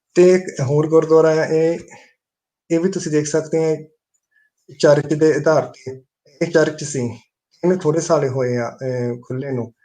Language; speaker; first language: Punjabi; early bilingual, heritage; Punjabi